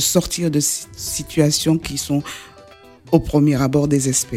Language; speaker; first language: French; native; French